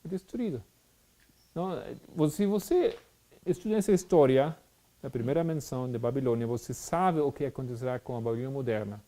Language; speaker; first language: Portuguese; non-native, fluent; Spanish